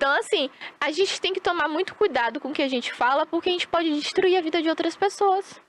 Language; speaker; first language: Portuguese; native; Portuguese